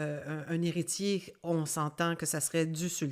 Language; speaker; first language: French; native; French